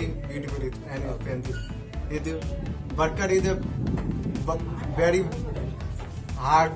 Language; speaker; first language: English; non-native, learner; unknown